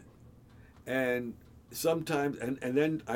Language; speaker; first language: English; native; English